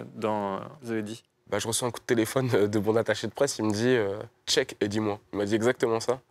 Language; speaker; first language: French; native; French